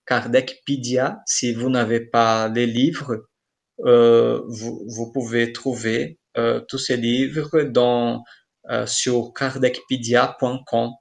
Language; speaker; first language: French; non-native, fluent; Portuguese